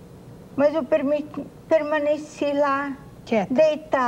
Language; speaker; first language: Portuguese; non-native, fluent; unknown